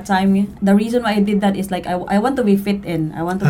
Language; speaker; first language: English; non-native, local second language; Cebuano